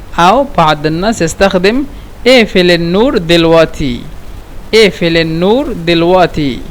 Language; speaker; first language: Egyptian Arabic; non-native, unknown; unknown